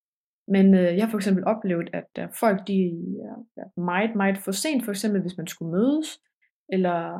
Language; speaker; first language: Danish; early bilingual, heritage; Danish